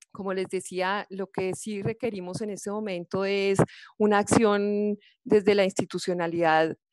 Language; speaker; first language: Spanish; native; Spanish